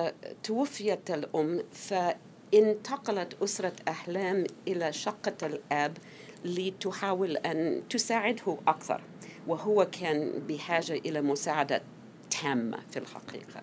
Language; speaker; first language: Arabic; non-native, fluent; English